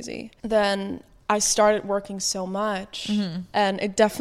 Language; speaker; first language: English; non-native, fluent; Dutch